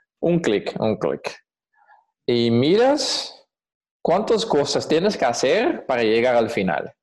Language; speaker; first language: Spanish; non-native, fluent; Dutch